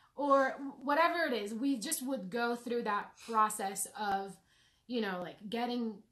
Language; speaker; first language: English; non-native, fluent; Arabic